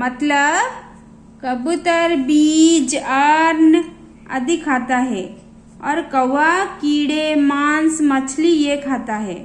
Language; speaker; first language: Hindi; non-native, local second language; Odia